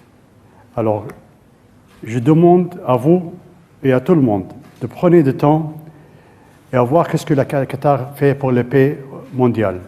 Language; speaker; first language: French; non-native, fluent; Arabic